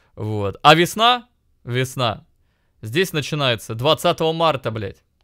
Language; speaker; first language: Russian; native; Russian